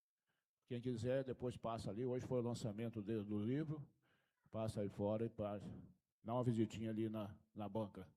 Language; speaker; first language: Portuguese; native; Portuguese